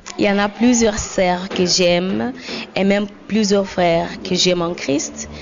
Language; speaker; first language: French; non-native, local second language; Swahili